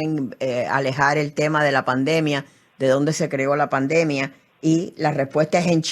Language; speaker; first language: Spanish; native; Spanish